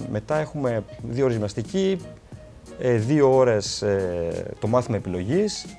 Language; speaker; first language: Greek; native; Greek